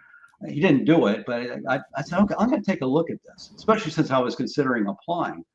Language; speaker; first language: English; native; English